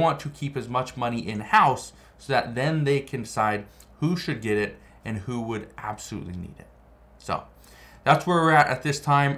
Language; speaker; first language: English; native; English